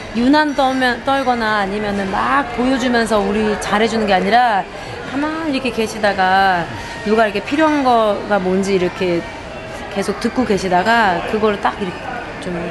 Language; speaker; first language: Korean; native; Korean